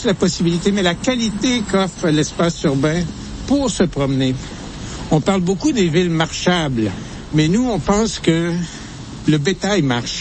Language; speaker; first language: French; native; French